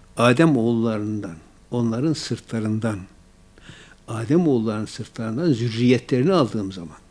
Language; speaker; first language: Turkish; native; Turkish